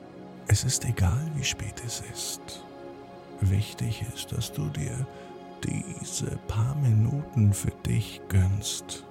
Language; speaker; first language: German; native; German